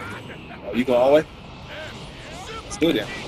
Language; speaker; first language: English; native; English